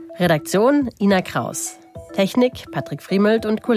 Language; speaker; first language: German; native; German